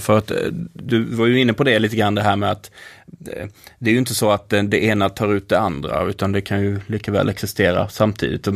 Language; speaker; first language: Swedish; native; Swedish